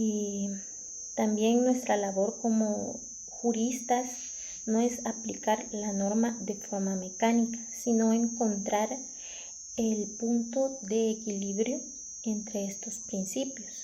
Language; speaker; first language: Spanish; native; Spanish